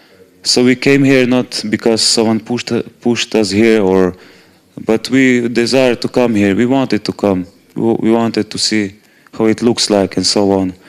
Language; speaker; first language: English; non-native, fluent; Slovenian